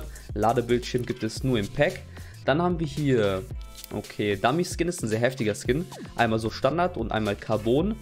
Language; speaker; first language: German; native; German